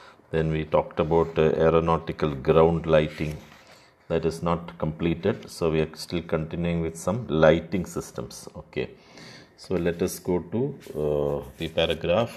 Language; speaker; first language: English; non-native, local second language; Malayalam